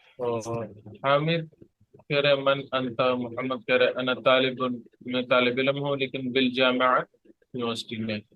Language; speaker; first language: Urdu; native; Urdu